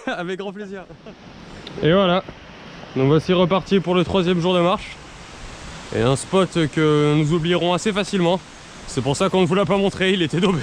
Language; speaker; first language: French; native; French